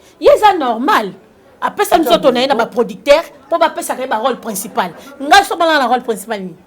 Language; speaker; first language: Lingala; native; Lingala